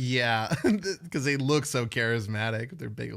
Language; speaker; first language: English; native; English